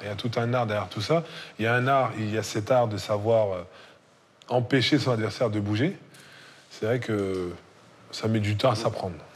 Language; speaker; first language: French; native; French